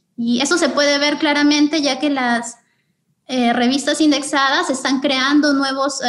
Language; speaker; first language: Spanish; native; Spanish